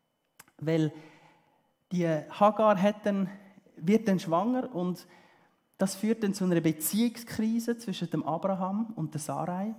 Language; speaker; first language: German; early bilingual, heritage; German